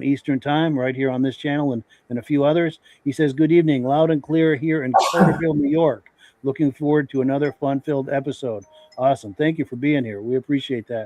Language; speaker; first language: English; native; English